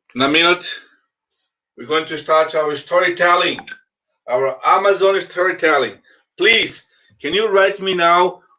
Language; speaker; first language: English; non-native, fluent; Portuguese